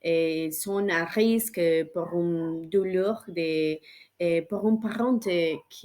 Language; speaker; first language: French; non-native, learner; Spanish